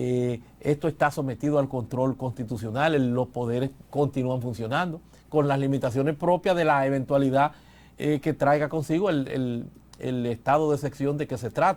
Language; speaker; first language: Spanish; native; Spanish